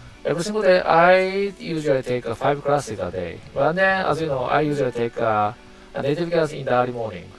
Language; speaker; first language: English; non-native, learner; Japanese